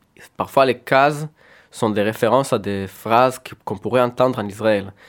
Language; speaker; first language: French; non-native, fluent; Hebrew